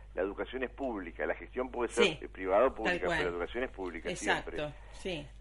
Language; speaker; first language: Spanish; native; Spanish